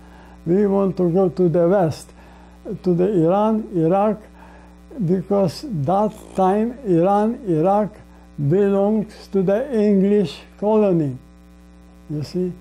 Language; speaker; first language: English; non-native, learner; Polish